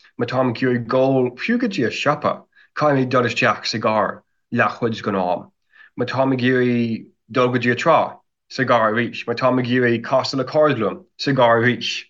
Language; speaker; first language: Irish; non-native, fluent; English